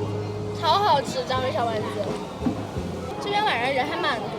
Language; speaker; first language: Chinese; native; Chinese